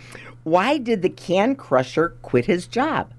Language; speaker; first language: English; native; English